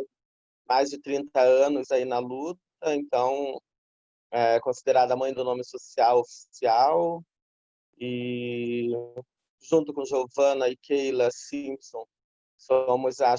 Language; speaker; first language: Portuguese; native; Portuguese